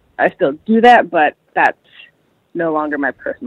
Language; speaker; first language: English; native; English